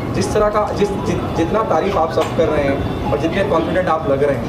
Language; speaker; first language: Hindi; native; Hindi